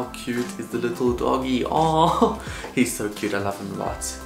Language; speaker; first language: English; native; English